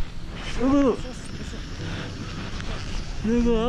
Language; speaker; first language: Korean; native; Korean